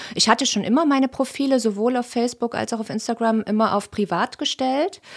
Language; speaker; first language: German; native; German